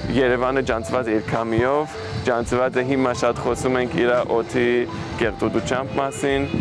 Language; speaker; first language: Armenian; early bilingual, heritage; Armenian